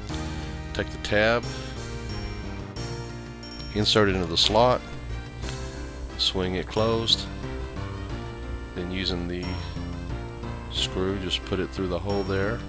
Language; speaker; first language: English; native; English